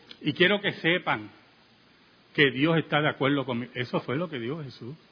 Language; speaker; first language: Spanish; native; Spanish